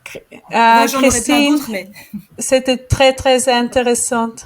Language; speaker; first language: French; non-native, learner; Spanish